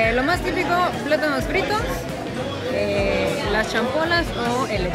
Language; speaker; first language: Spanish; native; Spanish